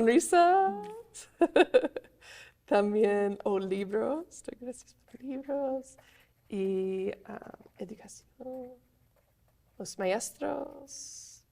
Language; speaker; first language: Spanish; non-native, fluent; English